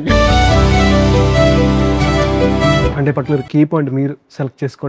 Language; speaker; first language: Telugu; native; Telugu